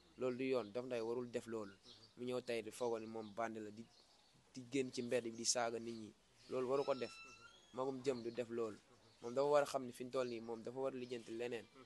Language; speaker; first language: Wolof; native; Wolof